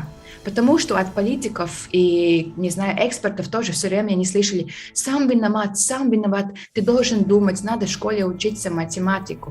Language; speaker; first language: Russian; non-native, fluent; Latvian